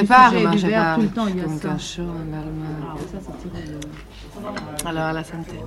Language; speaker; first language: French; non-native, learner; Italian